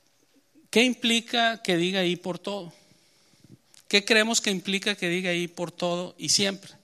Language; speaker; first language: Spanish; native; Spanish